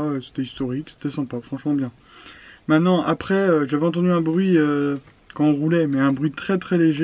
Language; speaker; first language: French; native; French